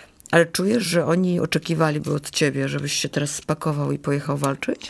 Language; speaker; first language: Polish; native; Polish